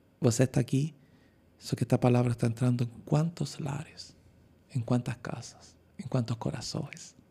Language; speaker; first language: Portuguese; non-native, fluent; Spanish